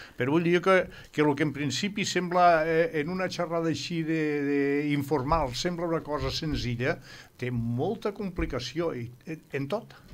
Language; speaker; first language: Catalan; native; Catalan